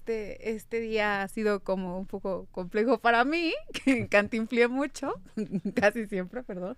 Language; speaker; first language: Spanish; native; Spanish